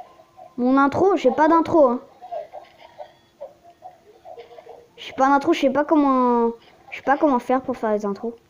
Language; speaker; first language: French; native; French